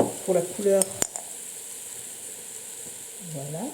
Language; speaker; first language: French; native; French